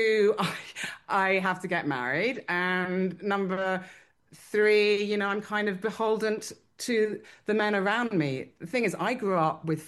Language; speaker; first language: English; native; English